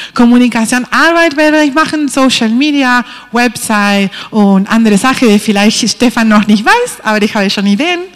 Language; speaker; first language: German; non-native, fluent; Spanish